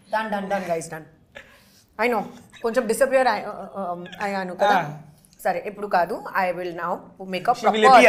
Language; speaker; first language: Telugu; non-native, learner; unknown